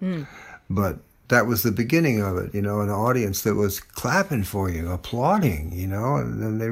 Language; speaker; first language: English; native; English